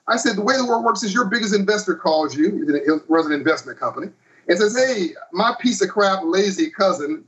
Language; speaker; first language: English; native; English